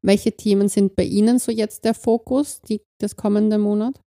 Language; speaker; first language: German; native; German